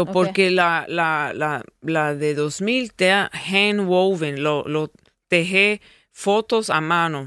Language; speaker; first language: Spanish; early bilingual, heritage; English